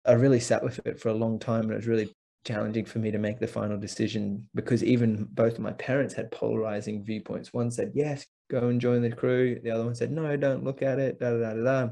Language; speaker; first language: English; native; English